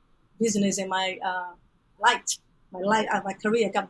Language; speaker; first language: English; non-native, fluent; Portuguese